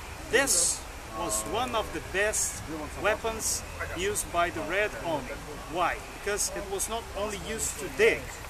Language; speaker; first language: English; non-native, fluent; Portuguese